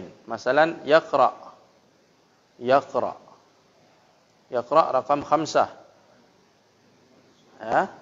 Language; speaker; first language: Arabic; non-native, fluent; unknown